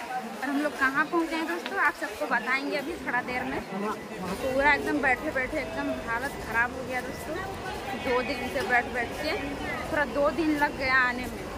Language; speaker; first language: Hindi; native; Hindi